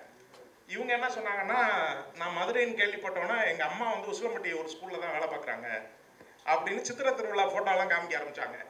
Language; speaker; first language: Tamil; native; Tamil